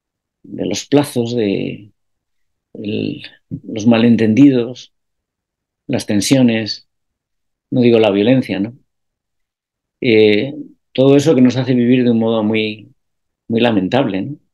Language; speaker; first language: Spanish; native; Spanish